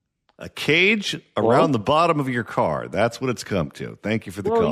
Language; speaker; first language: English; native; English